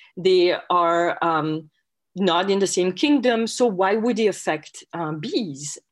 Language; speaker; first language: English; non-native, fluent; French